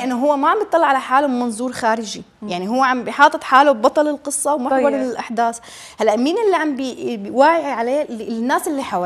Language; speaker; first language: Arabic; native; Arabic